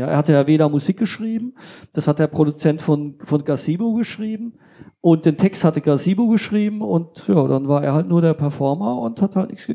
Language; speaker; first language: German; native; German